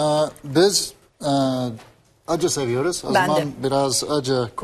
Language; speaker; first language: Turkish; non-native, learner; English